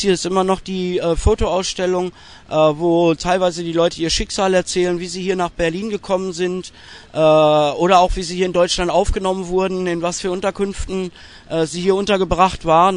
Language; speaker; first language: German; native; German